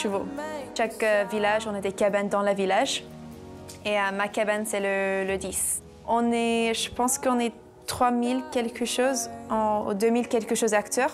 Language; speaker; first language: French; non-native, learner; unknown